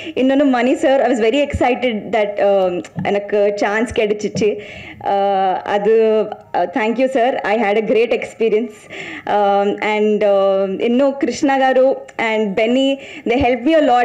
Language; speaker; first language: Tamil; non-native, learner; Telugu